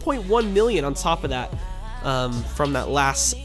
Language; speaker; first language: English; native; English